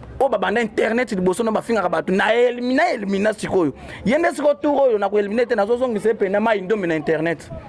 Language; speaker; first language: Lingala; native; Lingala